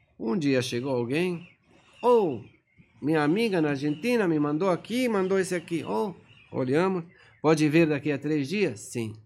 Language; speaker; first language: Portuguese; non-native, fluent; Persian